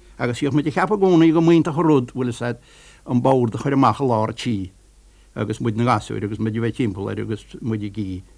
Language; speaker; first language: Irish; native; Irish